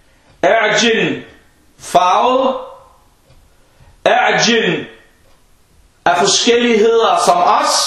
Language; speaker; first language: Danish; non-native, fluent; Arabic